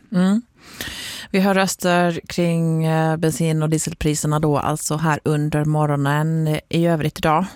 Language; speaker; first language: Swedish; native; Swedish